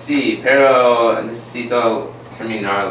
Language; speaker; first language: Spanish; non-native, learner; English